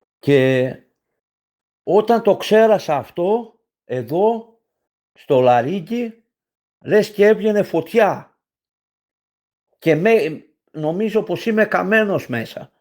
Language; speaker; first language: Greek; non-native, fluent; Bulgarian